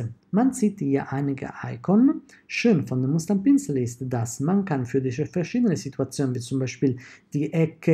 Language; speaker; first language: German; non-native, fluent; Italian